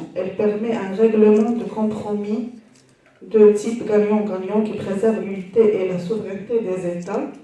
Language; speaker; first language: French; non-native, local second language; Arabic